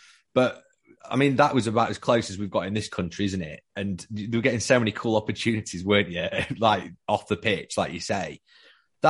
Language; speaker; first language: English; native; English